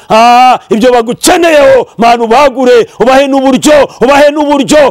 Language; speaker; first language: Kinyarwanda; early bilingual, heritage; Kinyarwanda